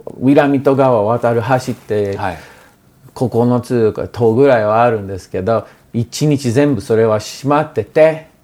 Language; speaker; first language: Japanese; non-native, fluent; English